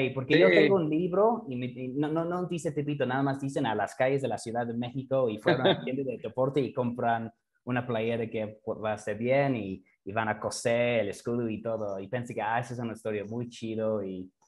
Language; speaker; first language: Spanish; non-native, fluent; English